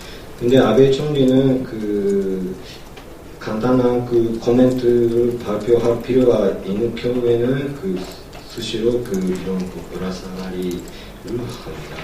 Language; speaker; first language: Korean; non-native, learner; Japanese